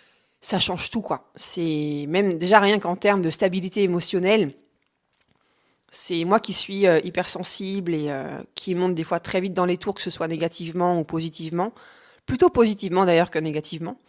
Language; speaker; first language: French; native; French